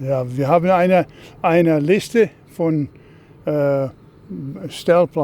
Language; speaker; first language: German; non-native, learner; Dutch